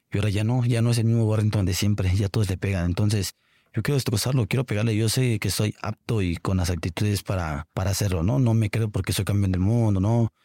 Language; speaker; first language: Spanish; native; Spanish